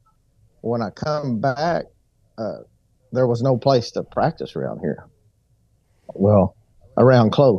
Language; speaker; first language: English; native; English